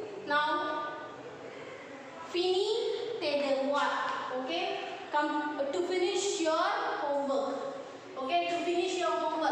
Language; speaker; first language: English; non-native, local second language; Tamil